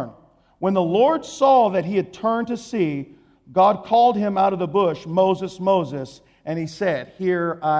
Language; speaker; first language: English; native; English